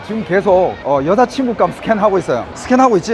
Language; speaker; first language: Korean; native; Korean